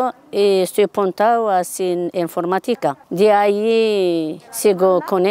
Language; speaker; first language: Spanish; non-native, learner; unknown